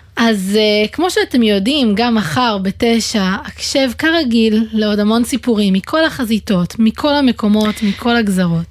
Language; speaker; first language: Hebrew; native; Hebrew